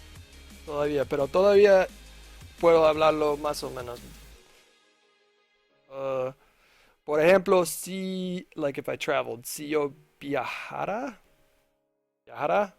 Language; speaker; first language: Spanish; non-native, learner; English